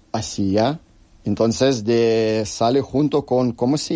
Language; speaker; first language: Spanish; non-native, learner; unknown